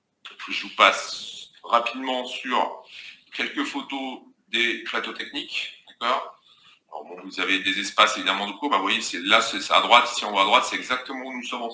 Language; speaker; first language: French; native; French